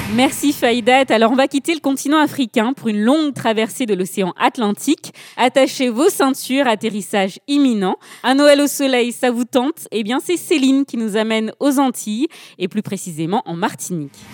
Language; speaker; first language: French; native; French